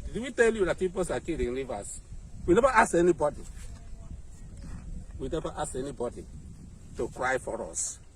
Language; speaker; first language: English; non-native, local second language; Igbo